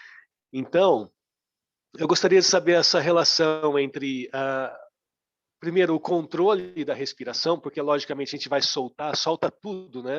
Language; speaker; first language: Portuguese; native; Portuguese